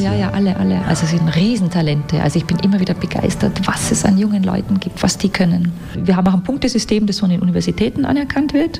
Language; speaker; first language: German; native; German